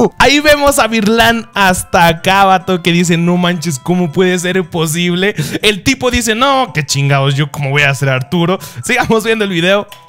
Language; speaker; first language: Spanish; early bilingual, other home language; Japanese